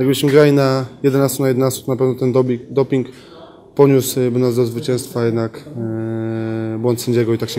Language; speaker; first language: Polish; native; Polish